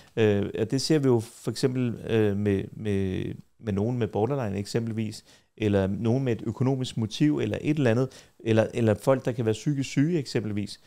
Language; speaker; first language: Danish; early bilingual, other home language; Kurdish